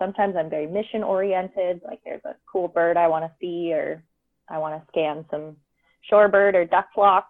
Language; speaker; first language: English; native; English